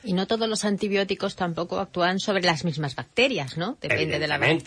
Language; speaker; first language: Spanish; native; Spanish